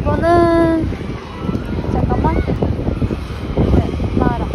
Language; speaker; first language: Korean; non-native, learner; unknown